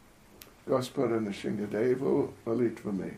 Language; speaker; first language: Russian; non-native, fluent; English